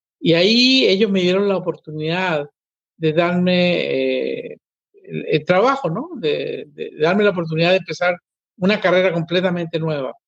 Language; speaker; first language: Spanish; native; Spanish